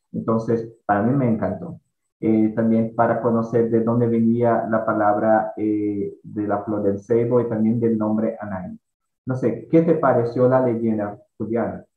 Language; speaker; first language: Spanish; non-native, fluent; Portuguese